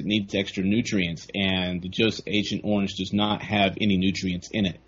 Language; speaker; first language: English; native; English